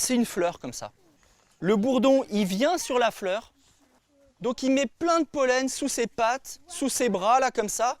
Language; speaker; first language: French; native; French